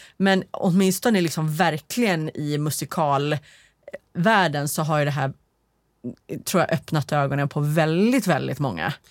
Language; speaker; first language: Swedish; native; Swedish